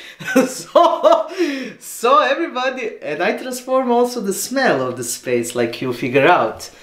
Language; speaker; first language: English; non-native, learner; Serbian